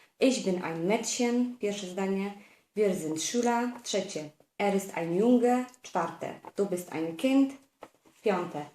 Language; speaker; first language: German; non-native, fluent; Polish